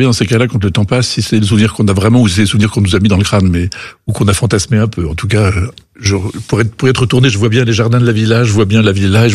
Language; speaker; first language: French; native; French